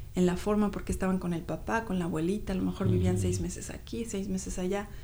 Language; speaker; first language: Spanish; native; Spanish